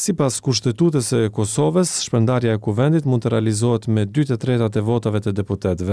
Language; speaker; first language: Albanian; native; Albanian